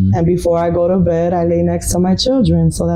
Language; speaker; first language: English; native; English